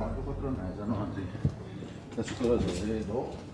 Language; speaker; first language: Italian; native; Italian